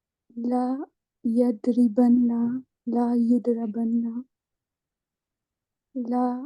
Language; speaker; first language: Arabic; non-native, learner; Urdu